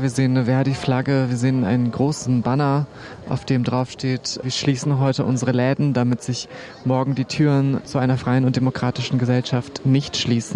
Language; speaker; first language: German; native; German